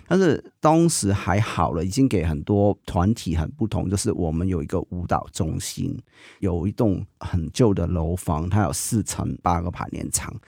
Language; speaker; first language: Chinese; non-native, local second language; Cantonese